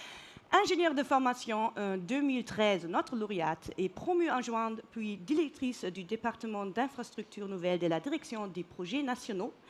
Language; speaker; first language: French; non-native, fluent; German